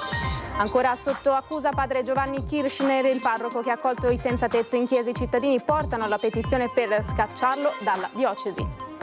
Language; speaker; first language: Italian; native; Italian